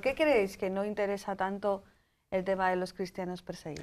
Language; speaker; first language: Spanish; native; Spanish